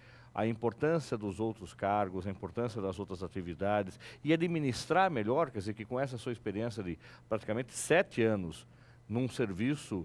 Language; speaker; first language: Portuguese; native; Portuguese